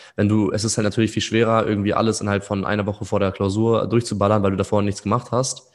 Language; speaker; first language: German; native; German